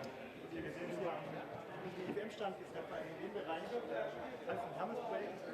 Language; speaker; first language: German; native; German